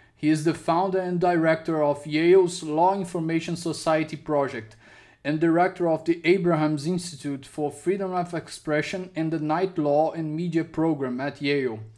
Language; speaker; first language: English; non-native, fluent; Portuguese